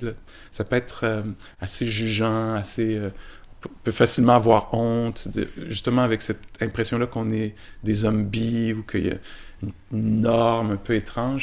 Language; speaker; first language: French; native; French